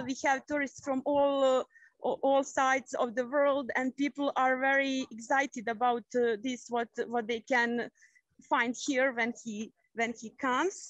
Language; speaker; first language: English; non-native, fluent; Croatian